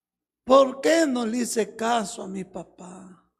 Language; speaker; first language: Spanish; native; Spanish